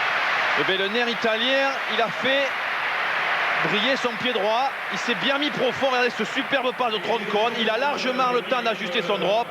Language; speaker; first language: French; native; French